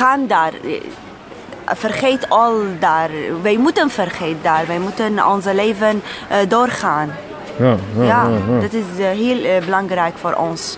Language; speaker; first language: Dutch; non-native, learner; Arabic